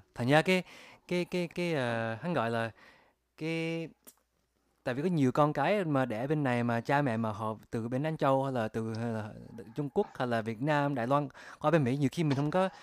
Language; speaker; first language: Vietnamese; early bilingual, heritage; Vietnamese